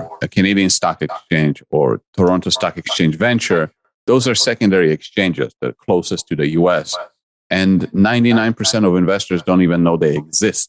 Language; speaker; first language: English; non-native, fluent; Polish